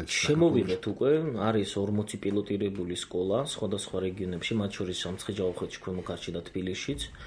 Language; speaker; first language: Georgian; non-native, local second language; Azerbaijani